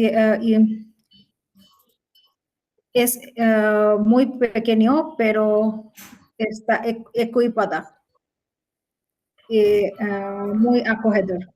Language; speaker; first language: Spanish; non-native, learner; Bangla